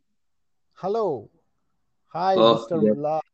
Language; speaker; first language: English; non-native, learner; Malayalam